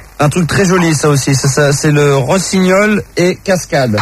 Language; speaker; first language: French; native; French